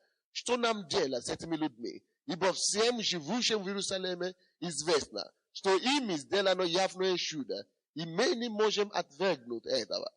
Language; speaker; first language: Russian; non-native, fluent; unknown